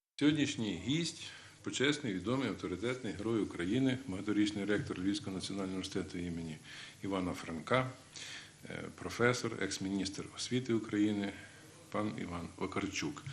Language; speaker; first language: Ukrainian; native; Ukrainian